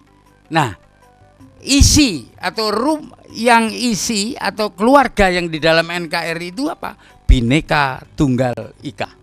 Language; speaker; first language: Indonesian; native; Indonesian